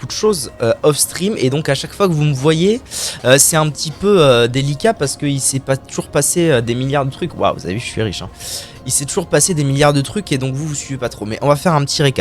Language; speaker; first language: French; native; French